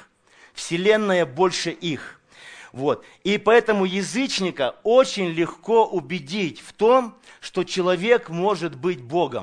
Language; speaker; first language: Russian; native; Russian